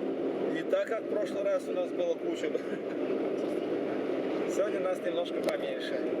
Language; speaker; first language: Russian; native; Russian